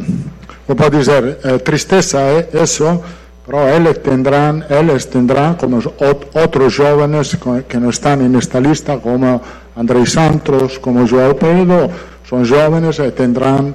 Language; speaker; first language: Portuguese; non-native, fluent; Italian